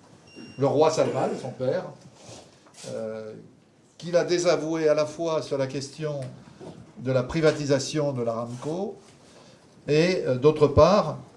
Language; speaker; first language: French; native; French